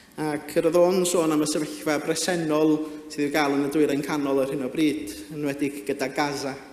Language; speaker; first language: Welsh; native; Welsh